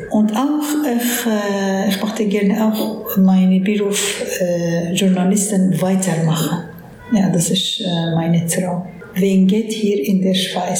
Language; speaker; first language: German; non-native, learner; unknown